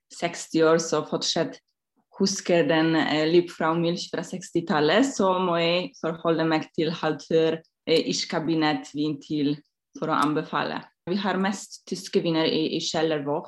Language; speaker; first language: Norwegian; non-native, fluent; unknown